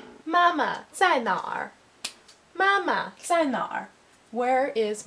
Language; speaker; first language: Chinese; non-native, learner; English